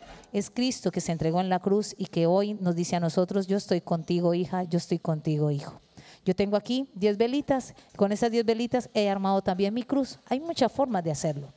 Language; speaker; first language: Spanish; native; Spanish